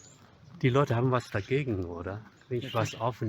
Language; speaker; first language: German; non-native, fluent; Chinese